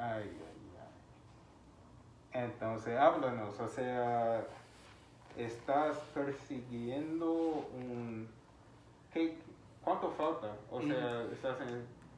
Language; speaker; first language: Spanish; non-native, fluent; English